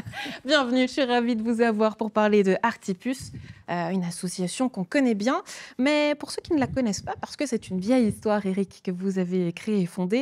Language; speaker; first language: French; native; French